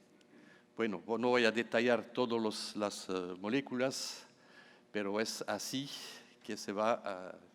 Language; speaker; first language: Spanish; non-native, fluent; French